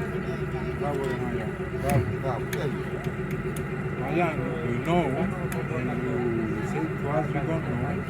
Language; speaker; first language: English; non-native, learner; Greek